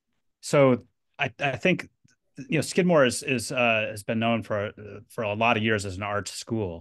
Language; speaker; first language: English; native; English